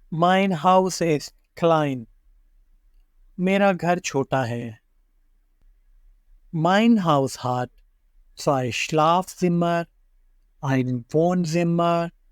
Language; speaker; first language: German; non-native, fluent; Urdu